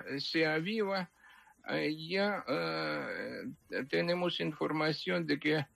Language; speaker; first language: Spanish; non-native, fluent; Ukrainian